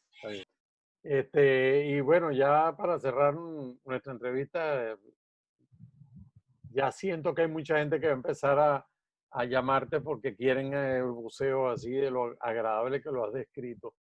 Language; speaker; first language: Spanish; native; Spanish